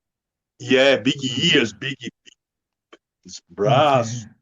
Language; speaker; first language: English; non-native, learner; Portuguese